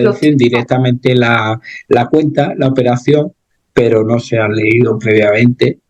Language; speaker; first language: Spanish; native; Spanish